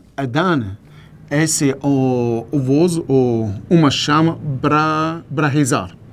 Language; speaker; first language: Portuguese; non-native, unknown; Arabic